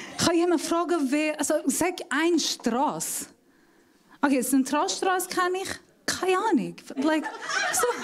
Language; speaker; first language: German; non-native, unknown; Persian